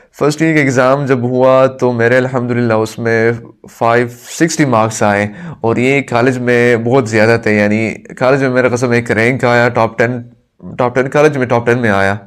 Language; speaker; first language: Urdu; non-native, local second language; Pashto